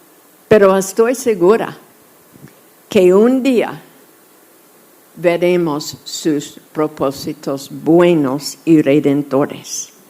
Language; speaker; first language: Spanish; non-native, fluent; English